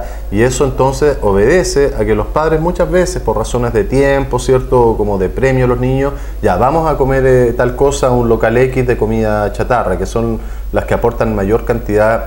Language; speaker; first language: Spanish; native; Spanish